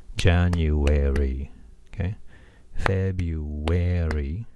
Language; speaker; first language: English; non-native, fluent; Japanese